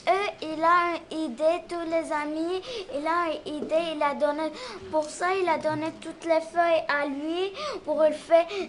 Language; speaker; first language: French; non-native, learner; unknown